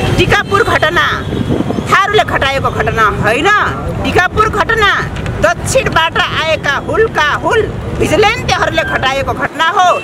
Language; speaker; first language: Nepali; non-native, local second language; Rana Tharu